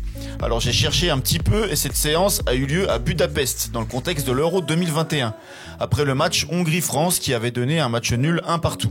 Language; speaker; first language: French; native; French